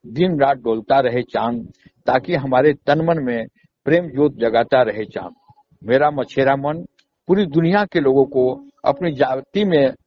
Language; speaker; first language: Hindi; native; Hindi